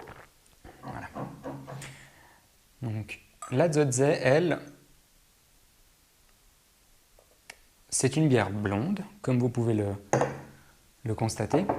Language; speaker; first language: French; native; French